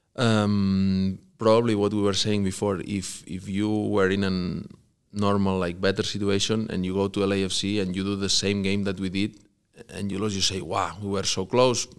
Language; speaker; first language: English; non-native, fluent; Spanish